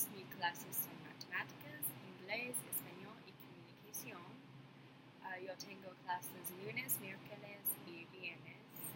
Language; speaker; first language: Spanish; non-native, learner; English